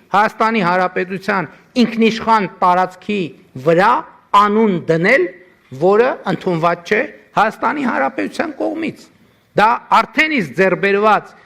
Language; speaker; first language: Armenian; native; Armenian